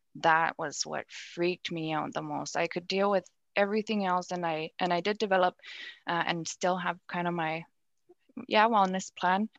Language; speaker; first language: English; native; English